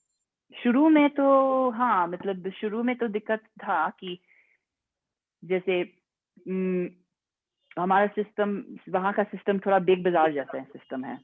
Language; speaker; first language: Hindi; non-native, fluent; English